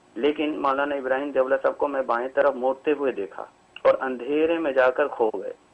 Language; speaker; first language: Urdu; native; Urdu